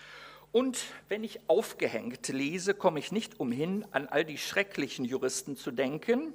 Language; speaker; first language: German; native; German